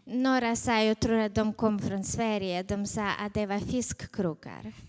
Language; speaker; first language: Swedish; non-native, fluent; Ukrainian